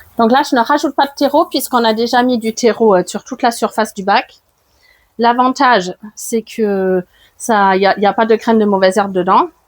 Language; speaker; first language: French; non-native, fluent; German